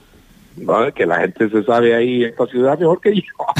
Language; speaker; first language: Spanish; native; Spanish